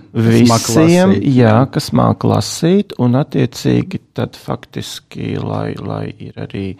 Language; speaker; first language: Latvian; non-native, local second language; Russian